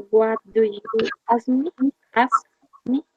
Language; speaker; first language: English; non-native, learner; Spanish